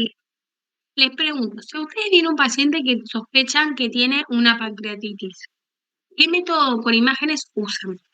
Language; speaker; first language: Spanish; native; Spanish